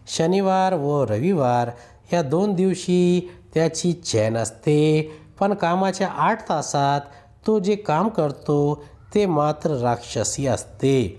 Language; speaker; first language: Marathi; non-native, local second language; Urdu